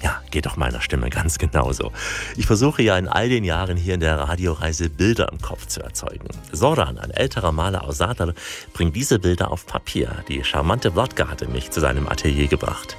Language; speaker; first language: German; native; German